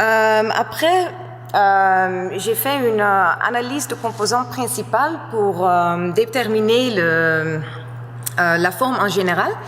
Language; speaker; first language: French; non-native, fluent; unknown